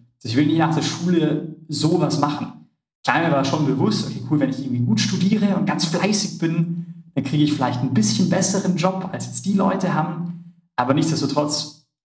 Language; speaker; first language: German; native; German